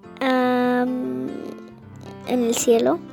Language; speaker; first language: Spanish; early bilingual, heritage; Spanish